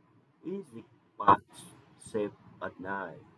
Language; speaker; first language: English; non-native, learner; Vietnamese